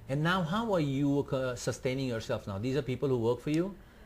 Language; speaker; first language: English; non-native, fluent; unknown